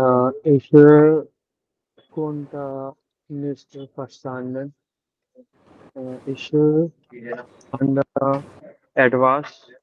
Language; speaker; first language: German; non-native, learner; Hindi